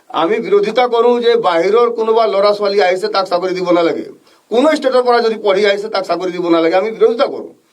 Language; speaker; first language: Assamese; non-native, local second language; Bhojpuri